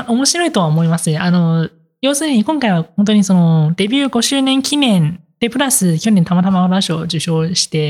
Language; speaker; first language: Japanese; non-native, fluent; Chinese